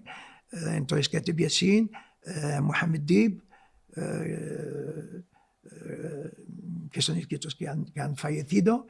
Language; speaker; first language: Spanish; non-native, local second language; Arabic